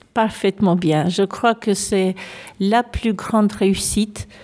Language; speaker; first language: French; native; French